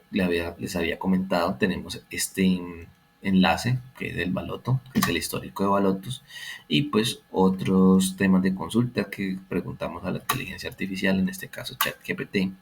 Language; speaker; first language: Spanish; native; Spanish